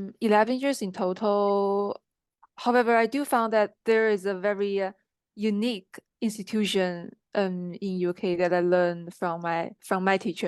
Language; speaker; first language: English; non-native, fluent; Chinese